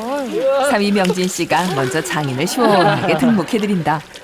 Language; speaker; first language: Korean; native; Korean